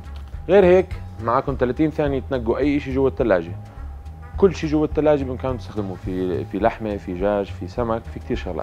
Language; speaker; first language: Arabic; native; Arabic